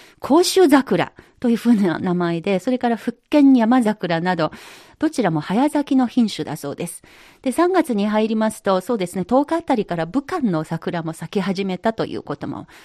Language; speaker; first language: Japanese; non-native, fluent; Chinese